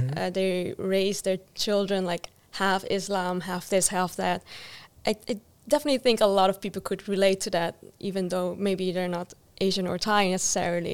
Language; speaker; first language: English; non-native, fluent; Dutch